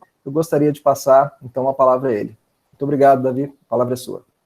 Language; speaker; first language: Portuguese; native; Portuguese